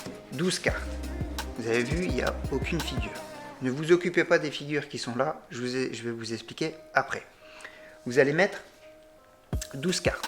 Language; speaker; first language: French; native; French